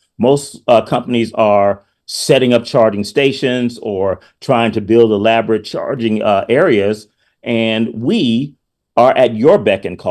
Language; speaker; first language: English; native; English